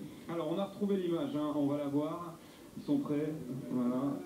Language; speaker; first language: French; native; French